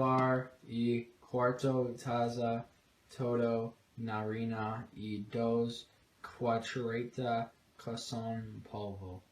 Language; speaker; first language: Spanish; non-native, learner; English